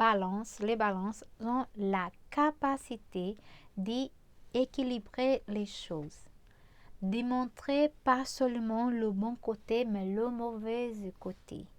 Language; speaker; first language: French; non-native, fluent; Portuguese